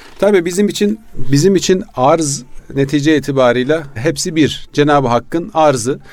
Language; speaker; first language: Turkish; native; Turkish